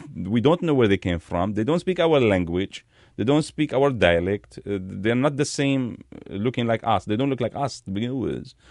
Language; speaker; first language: English; non-native, fluent; Arabic